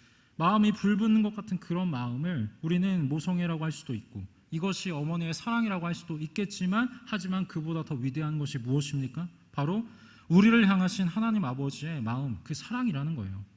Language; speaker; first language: Korean; native; Korean